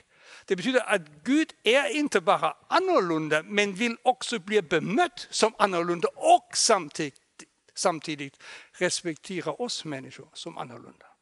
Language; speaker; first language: Swedish; non-native, fluent; German